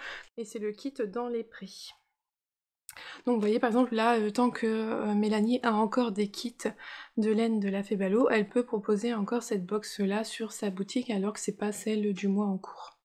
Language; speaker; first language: French; native; French